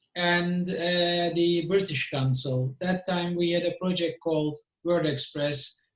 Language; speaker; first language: English; non-native, fluent; Turkish